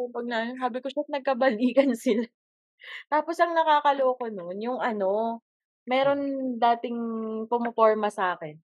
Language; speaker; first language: Filipino; native; Filipino